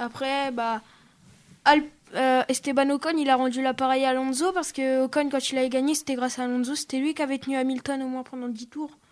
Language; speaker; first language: French; native; French